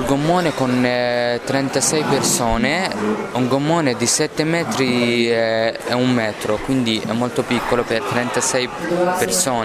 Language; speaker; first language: Italian; non-native, learner; Arabic